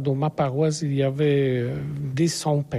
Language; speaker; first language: French; non-native, learner; Polish